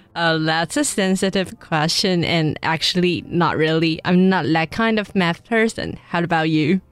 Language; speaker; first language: English; non-native, fluent; Chinese